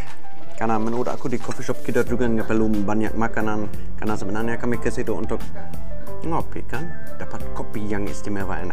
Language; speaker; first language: Indonesian; non-native, fluent; German